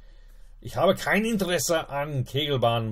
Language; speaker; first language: German; non-native, fluent; English